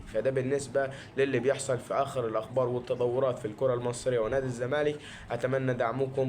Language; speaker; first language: Arabic; native; Arabic